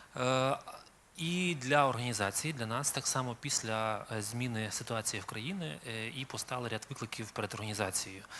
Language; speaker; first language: Ukrainian; native; Ukrainian